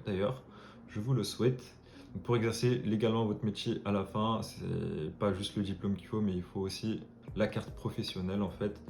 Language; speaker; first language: French; native; French